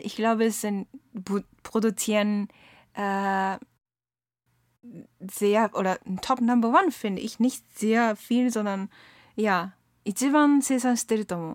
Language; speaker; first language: German; non-native, learner; Japanese